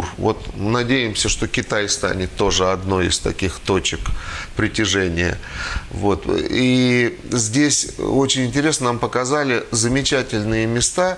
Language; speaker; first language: Russian; native; Russian